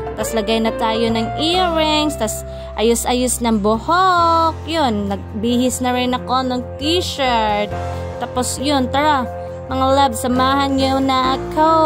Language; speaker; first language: Filipino; non-native, local second language; Cebuano